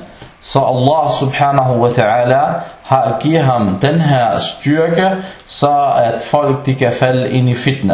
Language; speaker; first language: Danish; early bilingual, other home language; Arabic